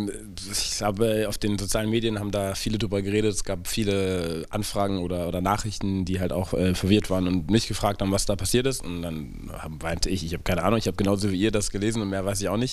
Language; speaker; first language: German; native; German